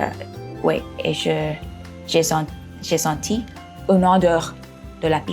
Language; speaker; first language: French; non-native, fluent; Thai